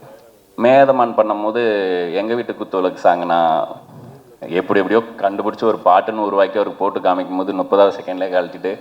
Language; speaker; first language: Tamil; native; Tamil